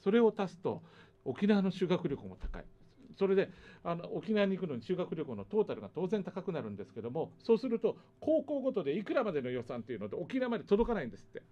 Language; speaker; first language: Japanese; native; Japanese